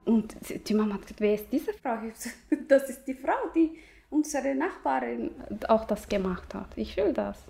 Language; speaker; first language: German; non-native, learner; Somali